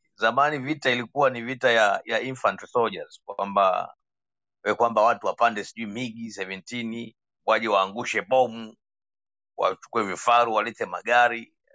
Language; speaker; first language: Swahili; native; Swahili